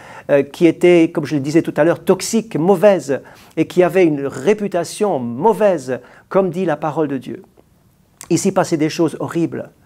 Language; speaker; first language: French; native; French